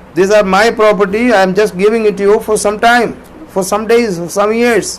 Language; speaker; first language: English; non-native, local second language; Malayalam